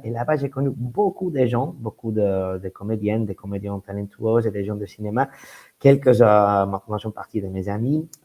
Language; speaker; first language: French; non-native, fluent; Spanish